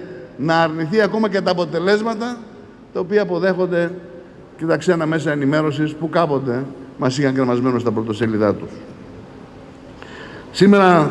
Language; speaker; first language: Greek; native; Greek